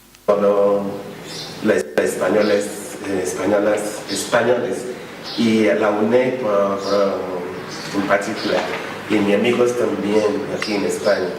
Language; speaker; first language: Spanish; non-native, fluent; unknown